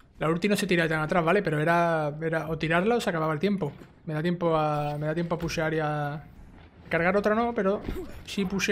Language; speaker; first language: Spanish; native; Spanish